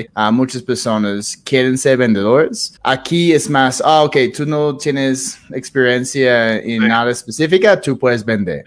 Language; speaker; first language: Spanish; non-native, fluent; English